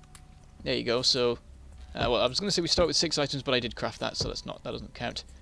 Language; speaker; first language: English; native; English